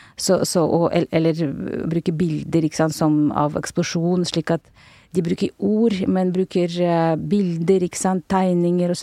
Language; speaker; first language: Norwegian; non-native, fluent; Russian